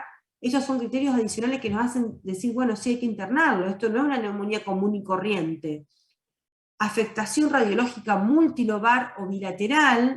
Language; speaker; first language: Spanish; native; Spanish